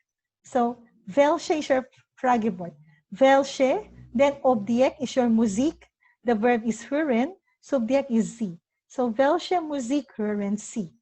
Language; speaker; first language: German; non-native, learner; Filipino